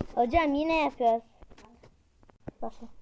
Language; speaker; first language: Turkish; native; Turkish